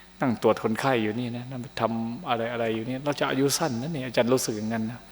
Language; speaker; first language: Thai; native; Thai